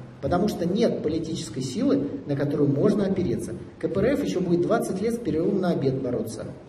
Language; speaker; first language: Russian; native; Russian